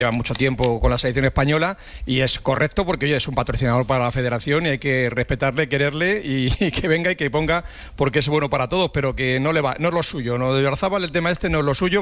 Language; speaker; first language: Spanish; native; Spanish